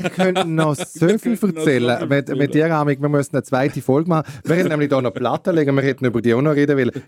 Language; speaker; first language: German; native; German